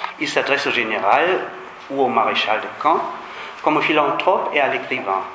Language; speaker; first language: French; non-native, fluent; German